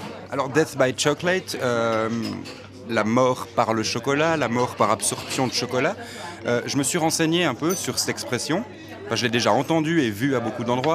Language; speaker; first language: French; native; French